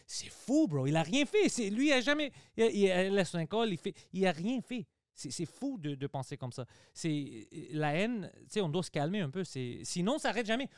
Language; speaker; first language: French; early bilingual, other home language; Greek